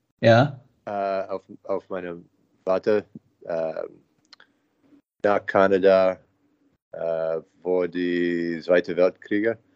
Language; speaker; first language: German; non-native, learner; English